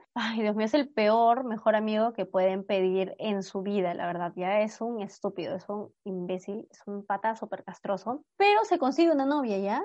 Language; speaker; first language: Spanish; native; Spanish